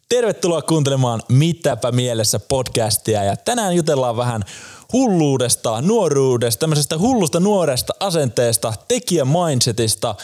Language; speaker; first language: Finnish; native; Finnish